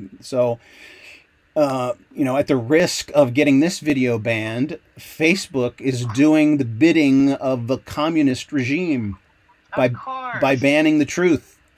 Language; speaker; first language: English; native; English